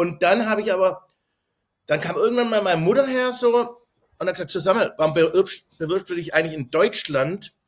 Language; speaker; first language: German; native; German